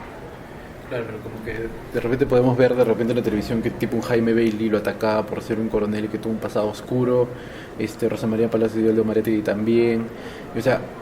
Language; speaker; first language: Spanish; native; Spanish